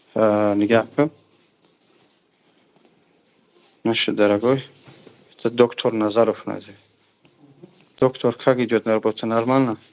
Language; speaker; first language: Russian; non-native, learner; Tajik